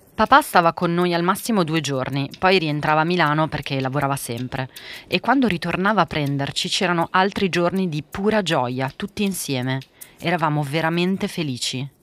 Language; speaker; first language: Italian; early bilingual, other home language; Portuguese